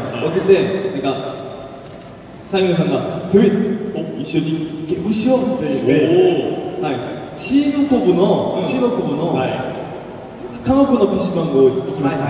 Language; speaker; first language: Japanese; non-native, learner; Korean